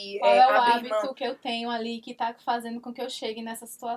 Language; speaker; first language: Portuguese; native; Portuguese